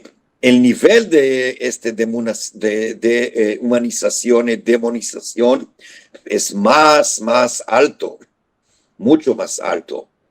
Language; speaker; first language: Spanish; non-native, fluent; Hebrew